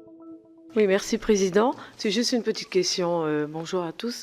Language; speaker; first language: French; native; French